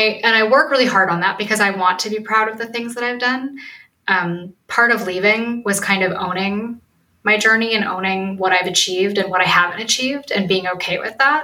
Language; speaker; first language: English; native; English